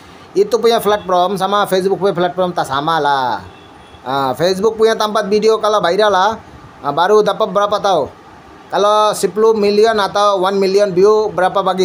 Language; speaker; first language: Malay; non-native, learner; Bangla